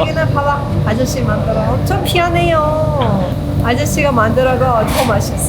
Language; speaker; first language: Korean; non-native, learner; Persian